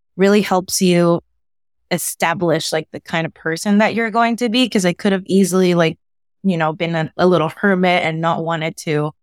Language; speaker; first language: English; early bilingual, other home language; Spanish